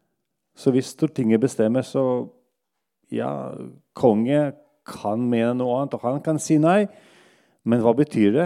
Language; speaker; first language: Norwegian; non-native, local second language; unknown